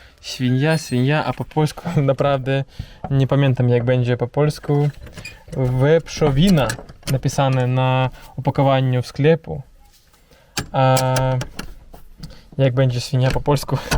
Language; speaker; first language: Polish; non-native, learner; Russian